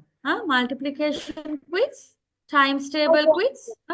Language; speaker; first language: English; non-native, local second language; Sinhala